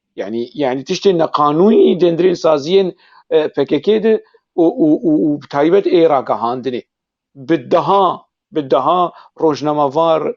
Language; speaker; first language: Kurdish; native; Kurdish